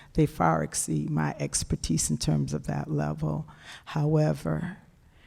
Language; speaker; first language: English; native; English